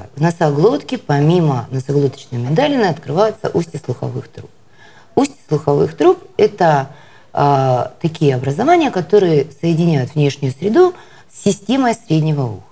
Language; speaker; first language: Russian; native; Russian